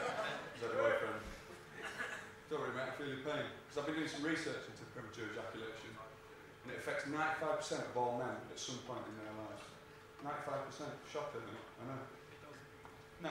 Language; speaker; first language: English; native; English